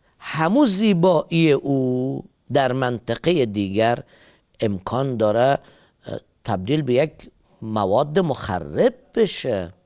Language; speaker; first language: Persian; native; Persian